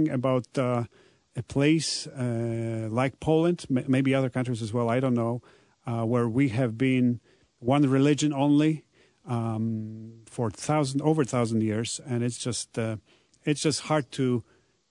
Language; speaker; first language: English; non-native, fluent; Polish